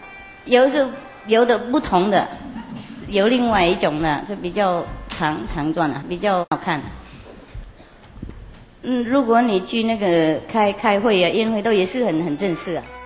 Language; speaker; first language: Chinese; non-native, fluent; Vietnamese